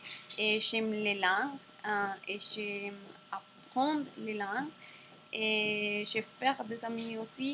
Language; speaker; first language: French; non-native, learner; Spanish